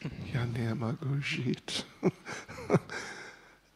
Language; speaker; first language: Russian; non-native, learner; English